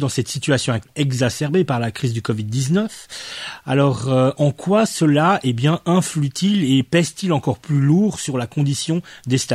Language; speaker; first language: French; native; French